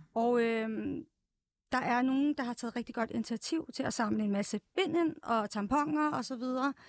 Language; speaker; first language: Danish; early bilingual, other home language; Serbian